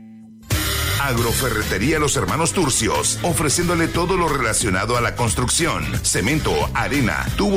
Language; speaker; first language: Spanish; native; Spanish